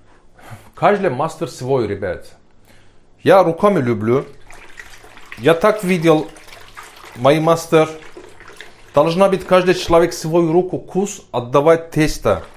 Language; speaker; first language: Russian; non-native, learner; Turkish